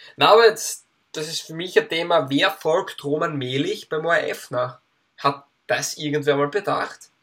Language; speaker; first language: German; native; German